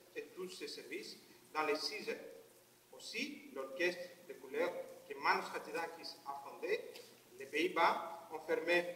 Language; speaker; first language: French; non-native, learner; Greek